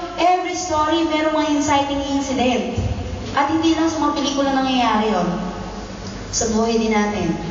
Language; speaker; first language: Filipino; native; Filipino